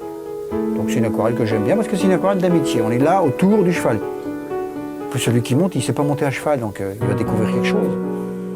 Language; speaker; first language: French; native; French